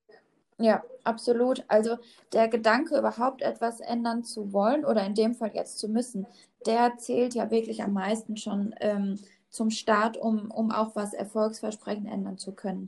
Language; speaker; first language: German; native; German